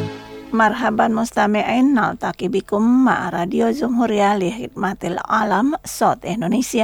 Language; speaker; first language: Arabic; non-native, learner; Indonesian